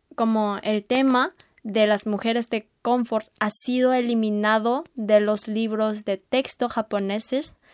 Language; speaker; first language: Spanish; non-native, fluent; Korean